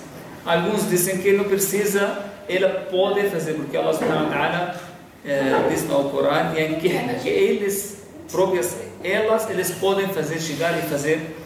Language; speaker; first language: Portuguese; non-native, fluent; Arabic